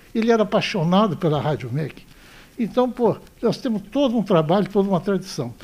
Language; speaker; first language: Portuguese; native; Portuguese